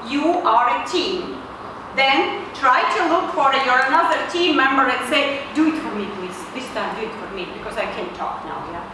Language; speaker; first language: English; non-native, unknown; Latvian